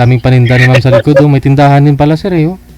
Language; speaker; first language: Filipino; native; Filipino